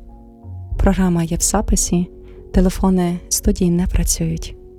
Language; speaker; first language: Ukrainian; native; Ukrainian